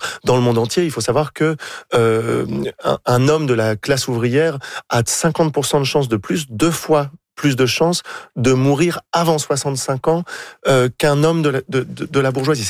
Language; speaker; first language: French; native; French